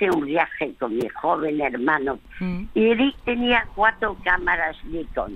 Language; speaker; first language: Spanish; early bilingual, other home language; French